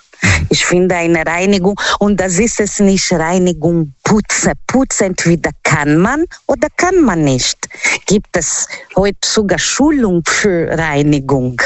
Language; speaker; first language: German; non-native, learner; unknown